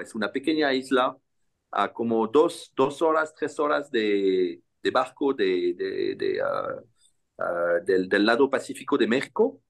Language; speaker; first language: Spanish; non-native, fluent; French